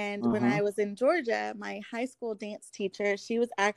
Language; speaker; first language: English; native; English